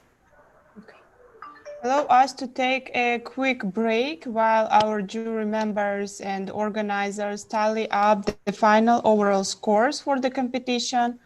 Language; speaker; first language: English; non-native, fluent; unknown